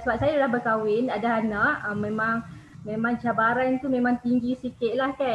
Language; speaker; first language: Malay; native; Malay